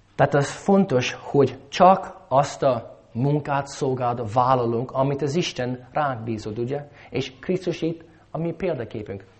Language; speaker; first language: Hungarian; non-native, fluent; English